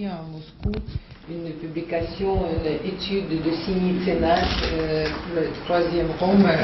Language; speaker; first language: French; non-native, learner; Russian